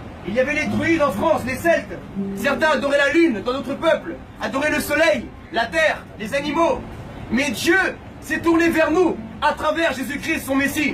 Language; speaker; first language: French; native; French